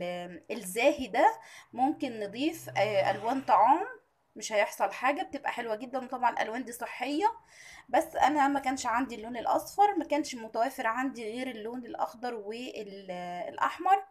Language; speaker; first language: Arabic; native; Arabic